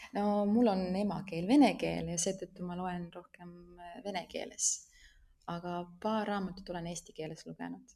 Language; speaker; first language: Estonian; non-native, local second language; Russian